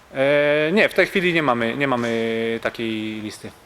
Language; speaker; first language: Polish; native; Polish